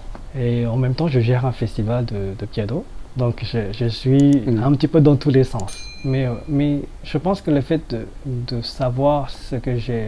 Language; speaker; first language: French; non-native, fluent; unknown